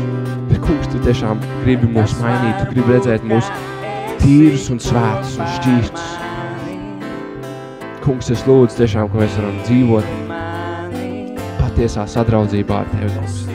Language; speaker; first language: Latvian; native; Latvian